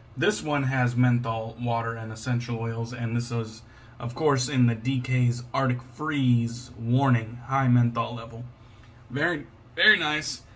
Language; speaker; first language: English; native; English